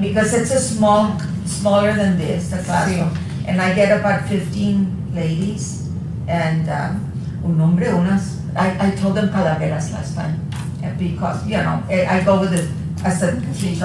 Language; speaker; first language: English; early bilingual, other home language; Spanish